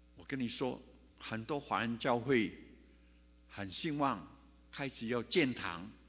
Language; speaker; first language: Chinese; non-native, local second language; Cantonese